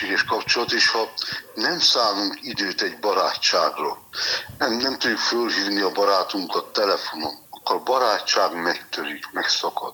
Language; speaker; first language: Hungarian; native; Hungarian